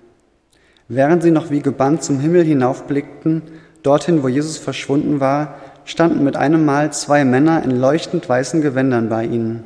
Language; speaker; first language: German; native; German